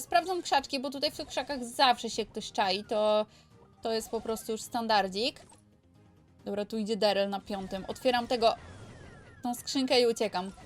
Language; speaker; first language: Polish; native; Polish